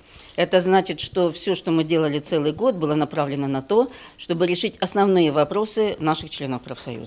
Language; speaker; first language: Russian; native; Russian